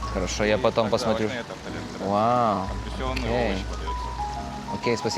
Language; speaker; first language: Russian; non-native, learner; Lithuanian